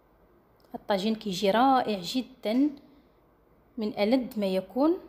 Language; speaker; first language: Arabic; native; Arabic